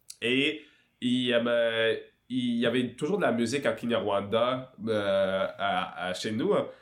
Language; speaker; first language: French; early bilingual, other home language; Swahili